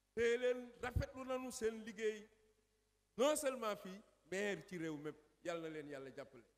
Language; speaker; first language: Wolof; native; Wolof